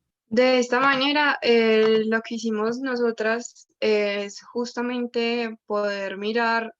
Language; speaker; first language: Spanish; native; Spanish